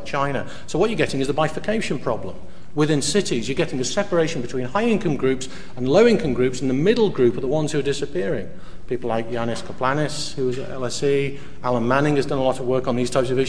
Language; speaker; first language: English; native; English